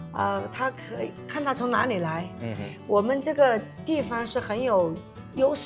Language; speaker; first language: Chinese; native; Chinese